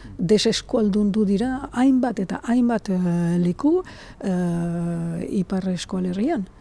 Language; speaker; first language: Basque; native; Basque